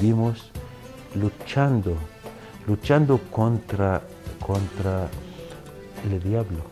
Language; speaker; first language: Spanish; non-native, fluent; Arabic